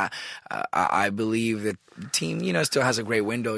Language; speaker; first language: English; non-native, fluent; Spanish